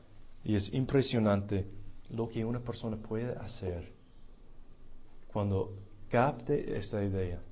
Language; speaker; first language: Spanish; non-native, fluent; English